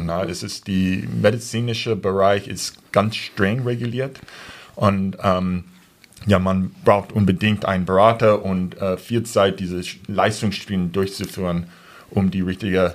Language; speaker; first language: German; non-native, fluent; English